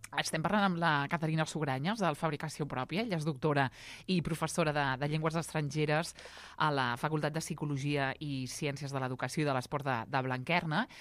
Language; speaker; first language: Catalan; native; Catalan